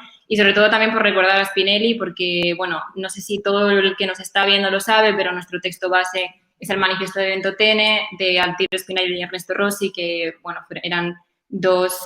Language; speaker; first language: Spanish; native; Spanish